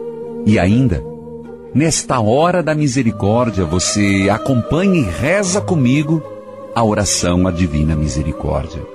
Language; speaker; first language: Portuguese; native; Portuguese